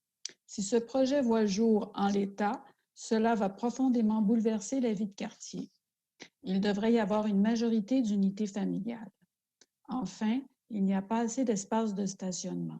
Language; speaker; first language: French; native; French